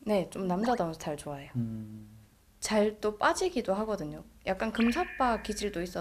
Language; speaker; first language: Korean; native; Korean